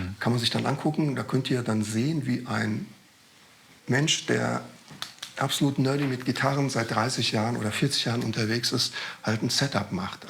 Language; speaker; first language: German; early bilingual, other home language; Croatian